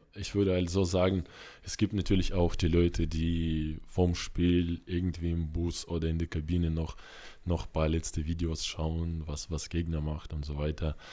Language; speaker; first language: German; non-native, fluent; Russian